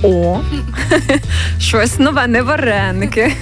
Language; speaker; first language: Ukrainian; native; Ukrainian